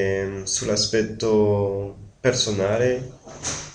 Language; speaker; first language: Italian; non-native, learner; French